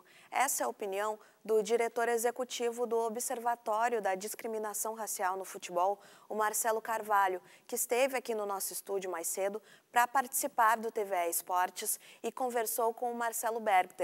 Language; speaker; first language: Portuguese; native; Portuguese